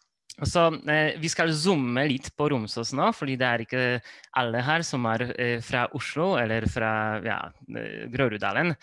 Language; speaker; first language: Norwegian; non-native, fluent; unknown